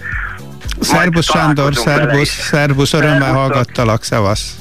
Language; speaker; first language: Hungarian; native; Hungarian